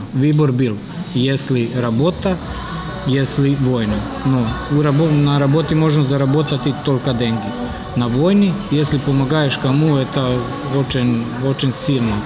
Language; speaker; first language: Russian; non-native, learner; Serbian